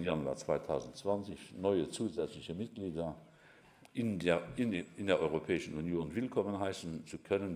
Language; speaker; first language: German; non-native, local second language; Luxembourgish